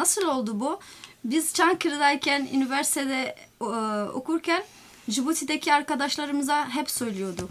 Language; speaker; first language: Turkish; non-native, fluent; Somali